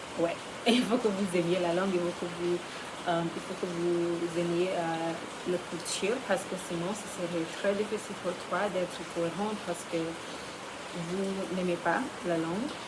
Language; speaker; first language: French; non-native, fluent; Yoruba